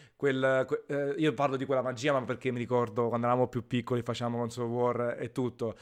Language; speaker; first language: Italian; native; Italian